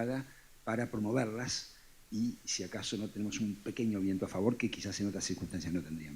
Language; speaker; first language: Spanish; native; Spanish